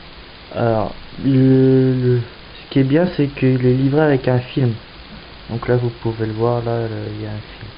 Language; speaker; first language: French; native; French